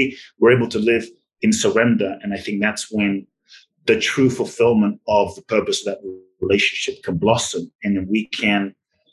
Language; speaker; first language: English; native; English